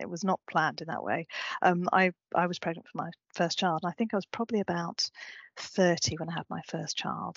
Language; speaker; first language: English; native; English